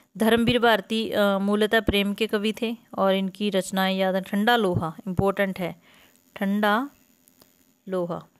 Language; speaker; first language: Hindi; native; Hindi